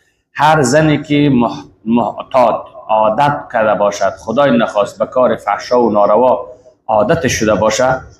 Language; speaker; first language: Persian; native; Persian